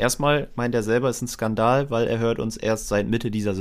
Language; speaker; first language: German; native; German